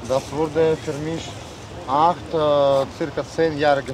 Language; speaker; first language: German; non-native, learner; Russian